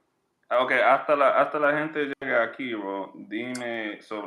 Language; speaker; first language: Spanish; non-native, learner; English